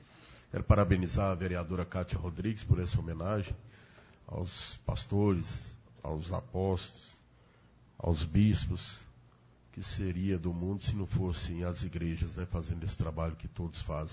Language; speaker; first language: Portuguese; native; Portuguese